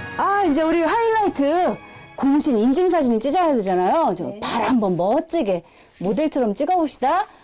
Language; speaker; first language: Korean; native; Korean